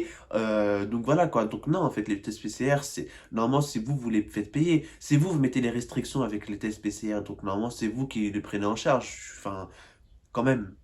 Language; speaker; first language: French; native; French